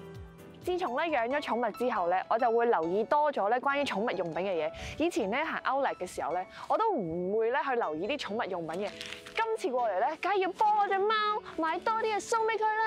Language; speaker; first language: Cantonese; native; Cantonese